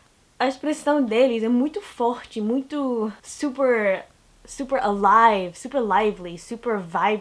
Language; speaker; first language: Portuguese; non-native, learner; English